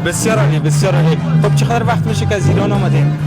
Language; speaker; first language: Persian; native; Persian